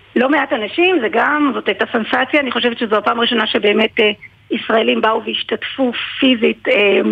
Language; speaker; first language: Hebrew; native; Hebrew